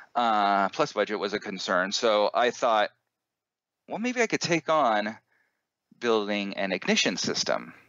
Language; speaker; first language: English; native; English